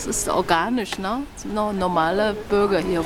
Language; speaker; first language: German; non-native, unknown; Chinese